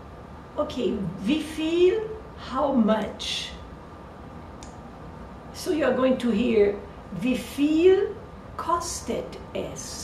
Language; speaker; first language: German; non-native, fluent; Portuguese